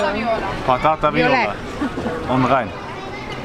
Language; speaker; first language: German; native; German